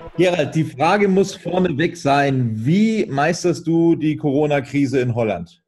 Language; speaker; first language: German; native; German